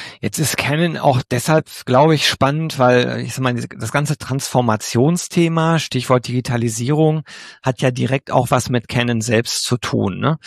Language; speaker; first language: German; native; German